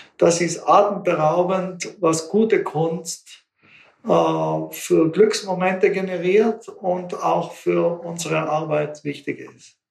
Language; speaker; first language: German; native; German